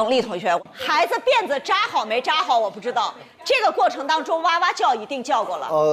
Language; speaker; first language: Chinese; native; Chinese